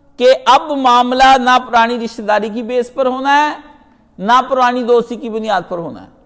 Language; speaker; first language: Urdu; non-native, local second language; Punjabi